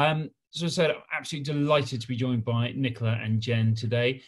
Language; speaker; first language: English; native; English